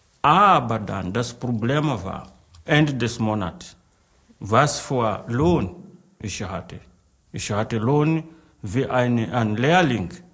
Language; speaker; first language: German; non-native, learner; Portuguese